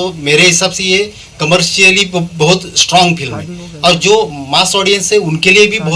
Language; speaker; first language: Hindi; native; Hindi